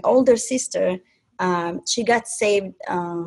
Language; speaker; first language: English; non-native, fluent; Hebrew